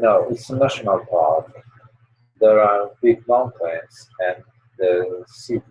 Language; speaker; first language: English; non-native, learner; Polish